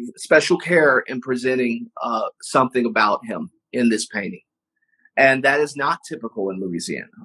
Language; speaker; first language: English; native; English